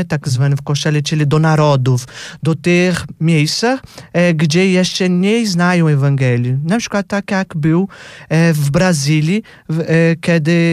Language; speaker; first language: Polish; non-native, fluent; Portuguese